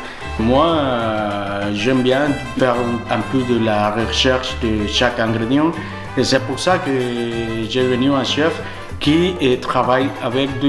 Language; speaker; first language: French; non-native, learner; Spanish